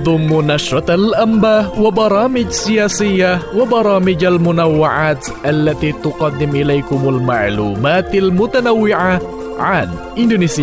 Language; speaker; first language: Arabic; non-native, fluent; Indonesian